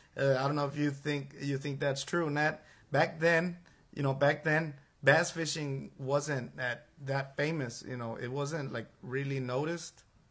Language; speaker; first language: English; early bilingual, other home language; Spanish